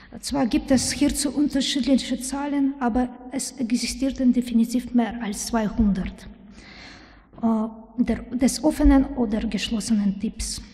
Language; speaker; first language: German; non-native, learner; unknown